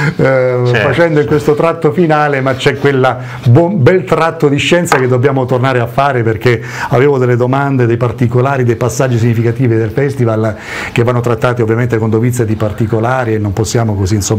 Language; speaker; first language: Italian; native; Italian